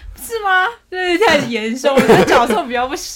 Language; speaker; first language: Chinese; native; Chinese